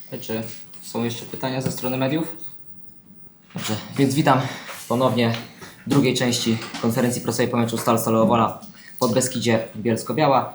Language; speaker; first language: Polish; native; Polish